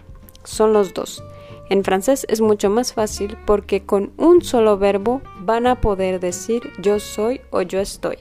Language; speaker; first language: Spanish; non-native, fluent; French